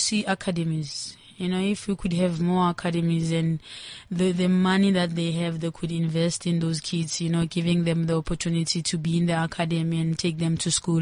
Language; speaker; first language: English; non-native, local second language; Zulu